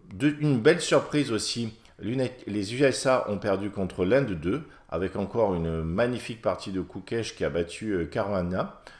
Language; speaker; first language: French; native; French